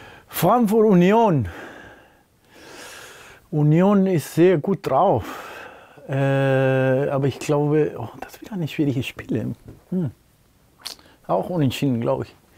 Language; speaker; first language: German; non-native, fluent; Spanish